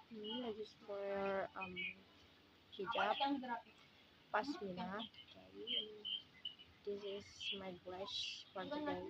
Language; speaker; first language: English; non-native, learner; Indonesian